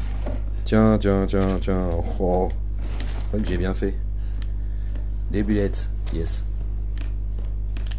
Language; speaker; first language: French; native; French